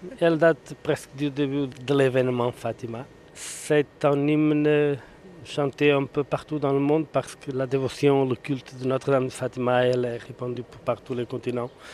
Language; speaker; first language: French; non-native, fluent; Portuguese